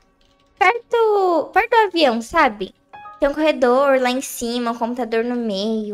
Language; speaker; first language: Portuguese; native; Portuguese